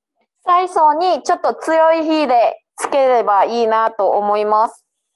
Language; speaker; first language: Japanese; non-native, learner; Vietnamese